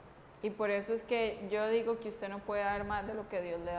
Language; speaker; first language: Spanish; native; Spanish